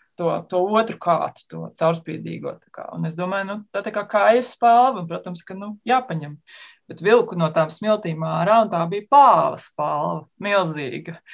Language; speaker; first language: Latvian; native; Latvian